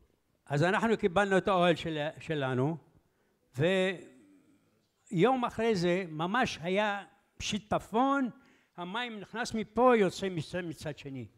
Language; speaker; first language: Hebrew; early bilingual, other home language; Arabic